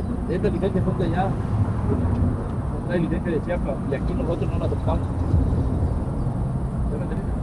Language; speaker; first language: Spanish; native; Spanish